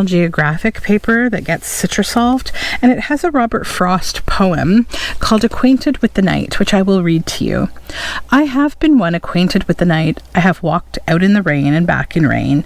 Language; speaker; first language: English; native; English